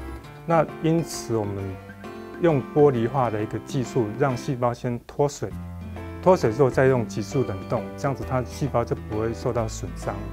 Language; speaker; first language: Chinese; native; Chinese